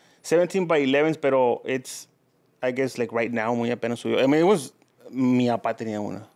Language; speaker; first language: Spanish; early bilingual, heritage; Spanish